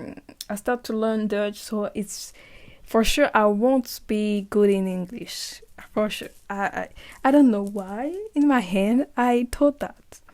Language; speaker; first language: English; non-native, learner; French